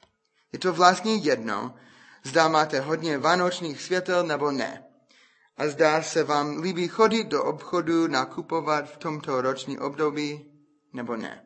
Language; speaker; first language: Czech; non-native, fluent; English